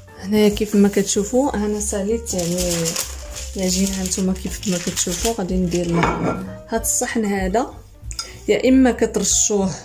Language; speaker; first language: Arabic; native; Arabic